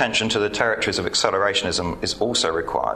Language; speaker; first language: English; native; English